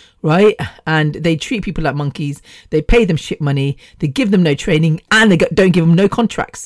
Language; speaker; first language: English; native; English